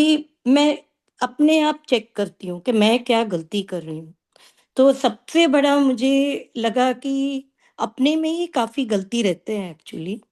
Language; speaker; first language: Hindi; non-native, local second language; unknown